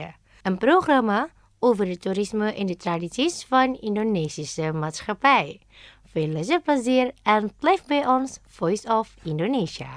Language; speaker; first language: Dutch; non-native, fluent; Indonesian